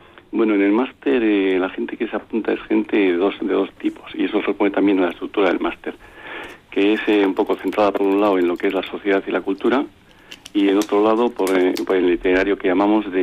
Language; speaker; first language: Spanish; native; Spanish